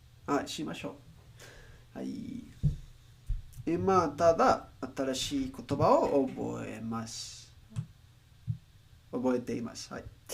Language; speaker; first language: Japanese; non-native, learner; Spanish